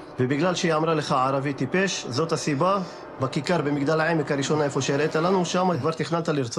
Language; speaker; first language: Hebrew; native; Hebrew